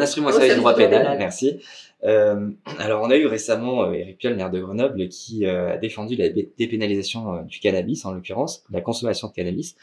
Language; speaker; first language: French; native; French